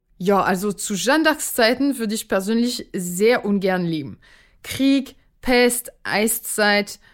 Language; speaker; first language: German; non-native, fluent; French